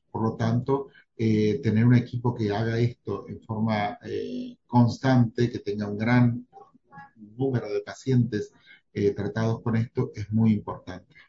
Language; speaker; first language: Spanish; native; Spanish